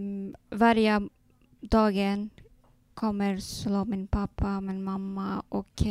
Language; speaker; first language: Swedish; non-native, learner; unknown